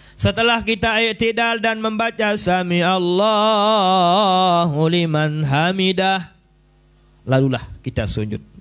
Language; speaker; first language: Malay; non-native, local second language; Sasak